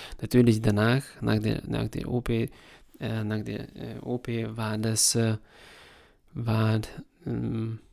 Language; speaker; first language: German; non-native, fluent; Hungarian